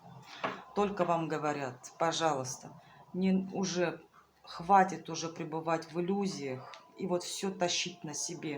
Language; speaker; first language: Russian; native; Russian